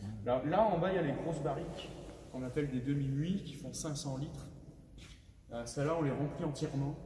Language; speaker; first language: French; native; French